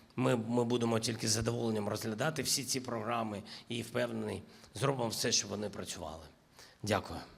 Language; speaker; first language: Ukrainian; non-native, local second language; Russian